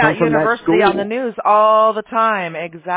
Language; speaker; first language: English; native; English